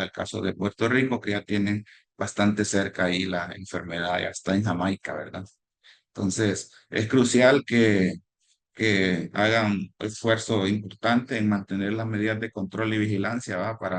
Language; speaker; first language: Spanish; native; Spanish